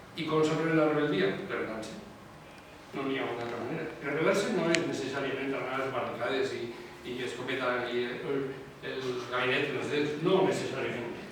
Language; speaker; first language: Catalan; non-native, local second language; Spanish